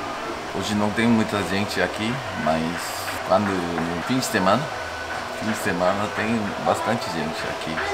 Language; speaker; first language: Portuguese; non-native, learner; Korean